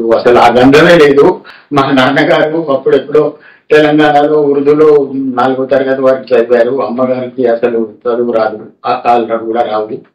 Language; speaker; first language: Telugu; early bilingual, heritage; Telugu